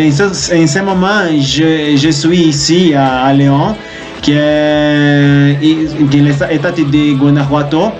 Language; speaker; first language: French; non-native, learner; Spanish